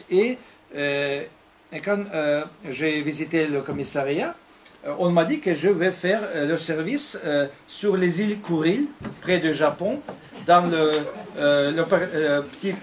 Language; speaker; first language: French; non-native, fluent; Russian